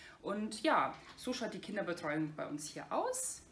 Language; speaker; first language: German; native; German